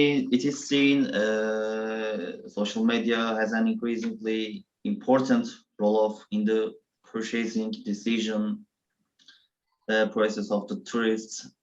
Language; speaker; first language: English; non-native, learner; Turkish